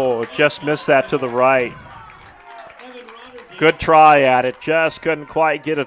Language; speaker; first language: English; native; English